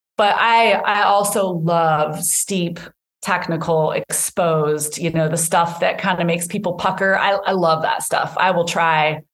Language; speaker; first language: English; native; English